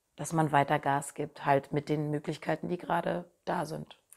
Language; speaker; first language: German; native; German